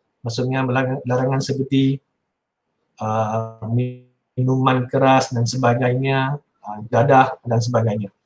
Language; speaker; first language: Malay; non-native, local second language; Min Nan Chinese